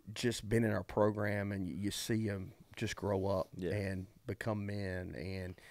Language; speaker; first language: English; native; English